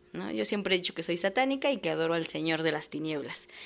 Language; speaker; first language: Spanish; native; Spanish